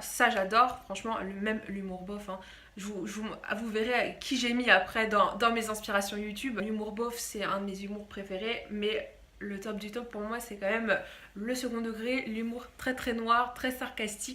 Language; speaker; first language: French; native; French